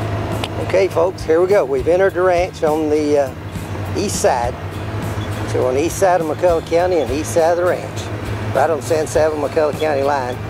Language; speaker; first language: English; native; English